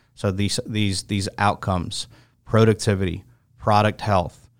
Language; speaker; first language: English; native; English